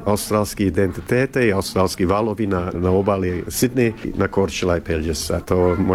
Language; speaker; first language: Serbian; early bilingual, heritage; Serbian